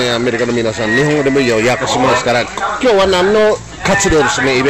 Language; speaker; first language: Japanese; non-native, fluent; English